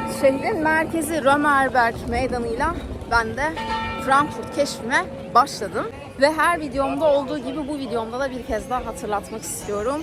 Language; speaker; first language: Turkish; native; Turkish